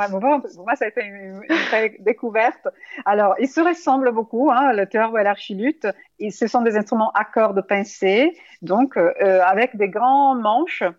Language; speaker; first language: French; non-native, fluent; Italian